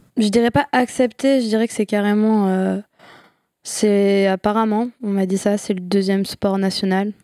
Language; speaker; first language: French; native; French